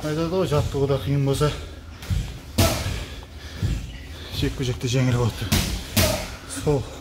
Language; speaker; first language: Kazakh; native; Kazakh